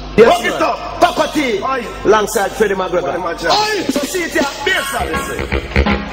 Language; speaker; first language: English; non-native, local second language; Jamaican Creole English